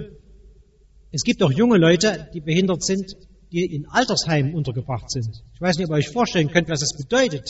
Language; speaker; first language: German; native; German